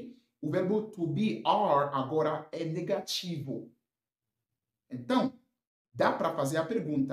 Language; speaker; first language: Portuguese; non-native, fluent; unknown